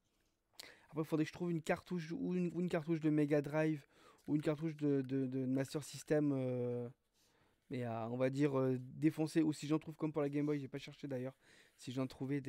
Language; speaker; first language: French; native; French